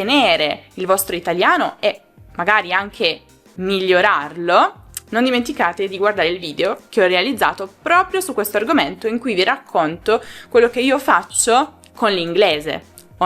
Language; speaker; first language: Italian; native; Italian